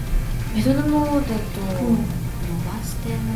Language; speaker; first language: Japanese; non-native, learner; Vietnamese